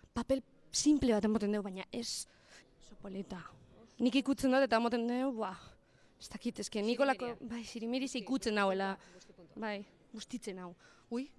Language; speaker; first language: Basque; native; Basque